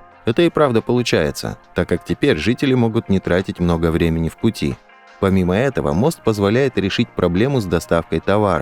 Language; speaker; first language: Russian; native; Russian